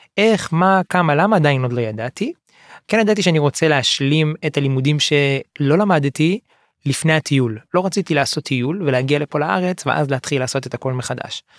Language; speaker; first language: Hebrew; native; Hebrew